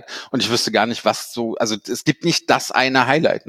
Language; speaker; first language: German; native; German